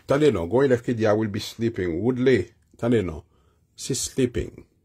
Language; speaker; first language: English; non-native, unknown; Haitian Creole